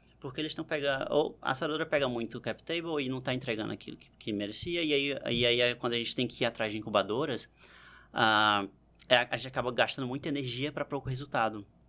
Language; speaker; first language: Portuguese; native; Portuguese